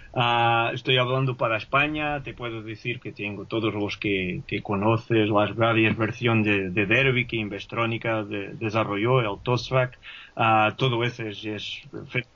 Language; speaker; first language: Spanish; non-native, fluent; Portuguese